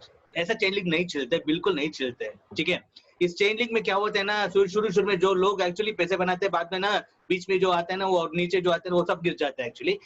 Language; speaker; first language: Hindi; non-native, local second language; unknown